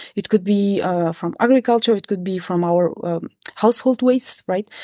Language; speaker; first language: English; non-native, fluent; Kazakh